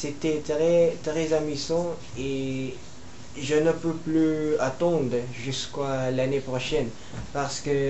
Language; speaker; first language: French; non-native, learner; Filipino